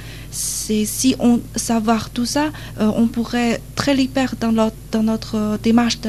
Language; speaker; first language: French; non-native, learner; Chinese